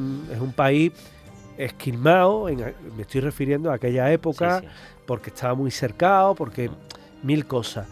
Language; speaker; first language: Spanish; native; Spanish